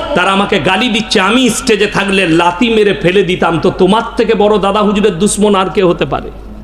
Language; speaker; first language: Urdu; non-native, local second language; Bangla